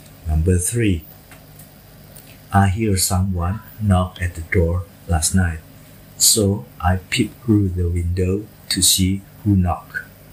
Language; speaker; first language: English; non-native, fluent; Indonesian